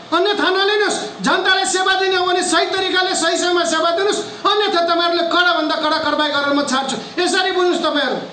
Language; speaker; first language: Nepali; non-native, local second language; Maithili